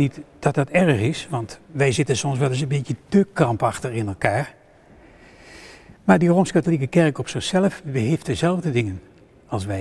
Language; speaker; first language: Dutch; native; Dutch